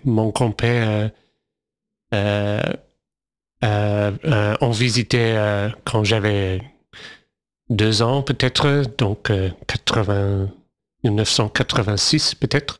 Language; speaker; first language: French; non-native, fluent; English